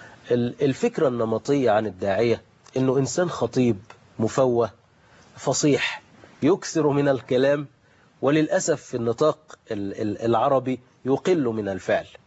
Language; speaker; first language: Arabic; native; Arabic